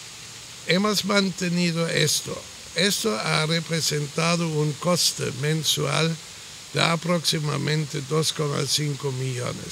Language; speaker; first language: Spanish; non-native, fluent; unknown